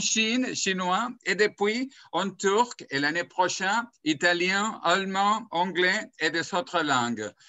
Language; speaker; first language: French; non-native, fluent; Spanish